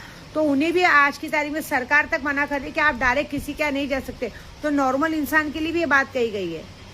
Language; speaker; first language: Hindi; native; Hindi